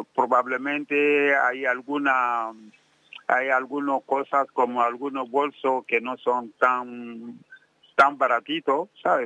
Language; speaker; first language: Spanish; non-native, fluent; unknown